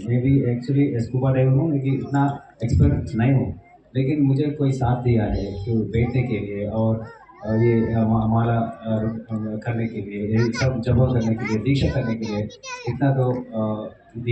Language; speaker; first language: Hindi; non-native, local second language; Telugu